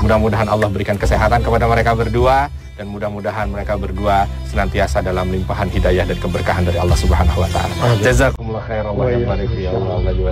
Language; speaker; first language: Indonesian; native; Indonesian